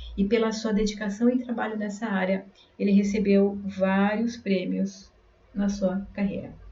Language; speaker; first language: Portuguese; native; Portuguese